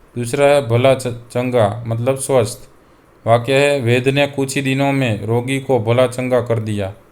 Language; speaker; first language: Hindi; non-native, local second language; Gujarati